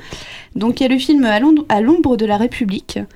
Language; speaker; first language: French; native; French